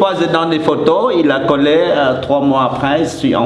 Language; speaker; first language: French; non-native, fluent; Khmer